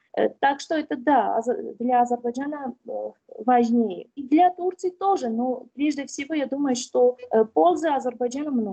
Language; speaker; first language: Russian; non-native, fluent; Armenian